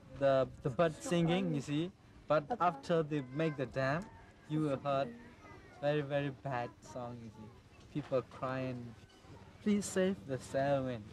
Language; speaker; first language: English; non-native, learner; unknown